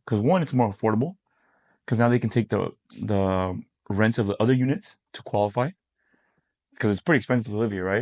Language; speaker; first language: English; native; English